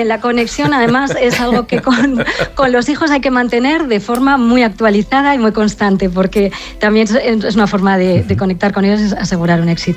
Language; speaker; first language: Spanish; native; Spanish